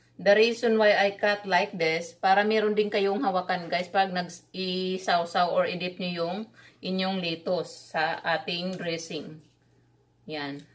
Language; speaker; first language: Filipino; non-native, local second language; Cebuano